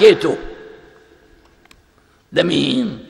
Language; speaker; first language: Arabic; native; Arabic